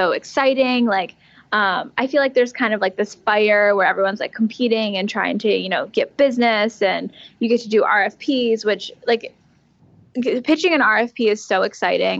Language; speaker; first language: English; native; English